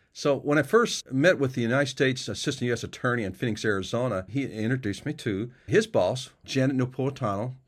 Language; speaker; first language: English; native; English